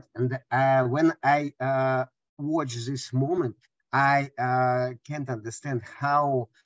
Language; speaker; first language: English; non-native, learner; Russian